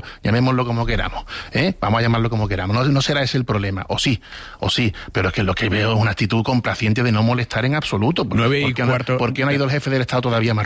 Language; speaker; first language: Spanish; native; Spanish